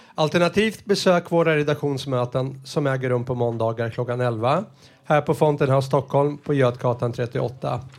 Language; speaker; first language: Swedish; native; Swedish